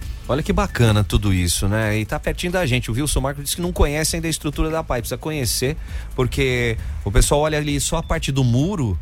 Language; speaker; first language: Portuguese; native; Portuguese